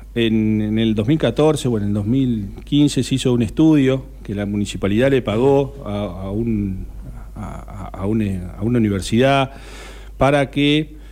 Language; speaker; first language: Spanish; native; Spanish